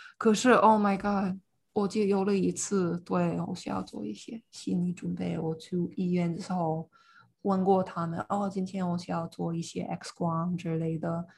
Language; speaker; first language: Chinese; non-native, fluent; English